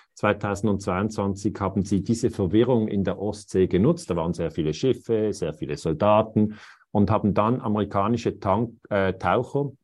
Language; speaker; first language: German; native; German